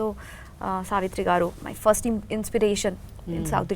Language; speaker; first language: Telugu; non-native, learner; Bangla